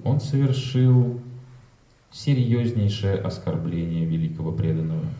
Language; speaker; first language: Russian; native; Russian